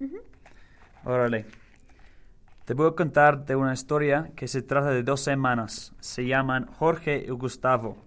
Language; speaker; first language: Spanish; non-native, learner; English